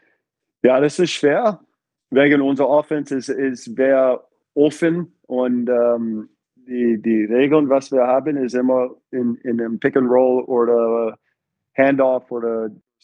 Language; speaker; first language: German; non-native, fluent; English